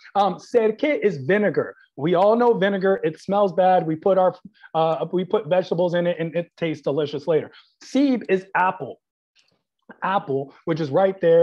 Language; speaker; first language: English; early bilingual, other home language; Persian